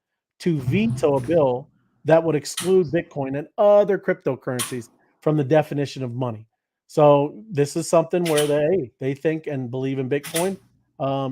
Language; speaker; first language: English; native; English